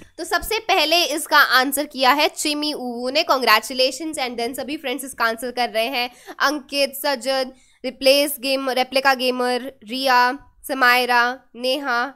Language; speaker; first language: Hindi; native; Hindi